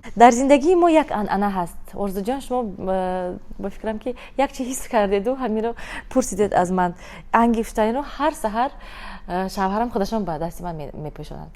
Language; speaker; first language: Tajik; native; Tajik